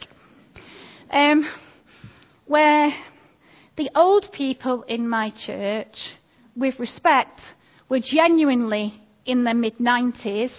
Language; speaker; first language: English; native; English